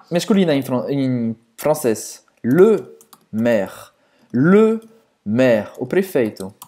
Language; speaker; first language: Portuguese; non-native, fluent; French